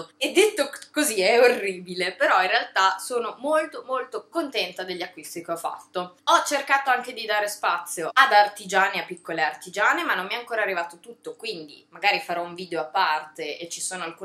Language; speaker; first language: Italian; native; Italian